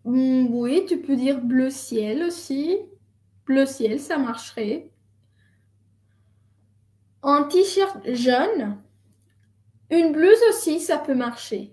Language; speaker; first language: French; non-native, fluent; Spanish